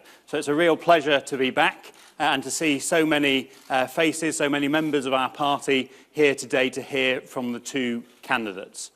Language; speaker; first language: English; native; English